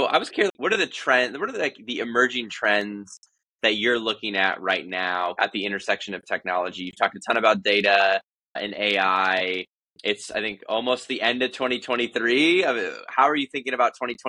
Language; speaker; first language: English; native; English